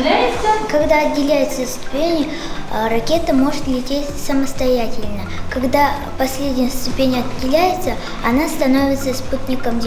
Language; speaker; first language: Russian; non-native, local second language; Kazakh